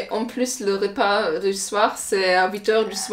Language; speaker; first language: French; non-native, learner; German